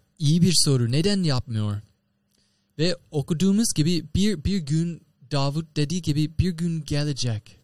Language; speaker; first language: Turkish; non-native, fluent; English